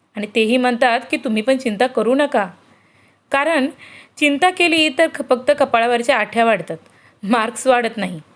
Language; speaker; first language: Marathi; native; Marathi